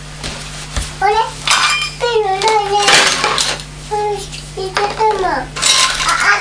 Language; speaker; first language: Japanese; native; Japanese